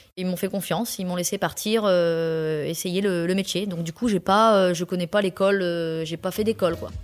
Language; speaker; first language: French; native; French